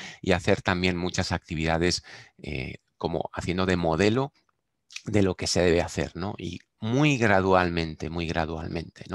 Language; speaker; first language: Spanish; non-native, fluent; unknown